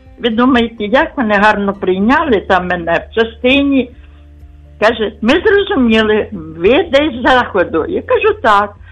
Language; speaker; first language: Ukrainian; native; Ukrainian